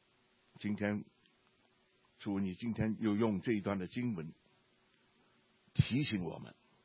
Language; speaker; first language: Chinese; native; Chinese